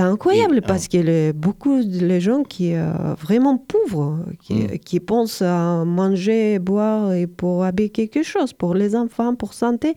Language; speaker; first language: French; non-native, learner; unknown